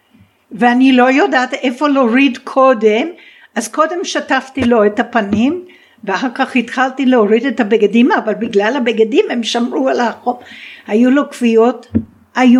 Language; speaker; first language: Hebrew; non-native, fluent; English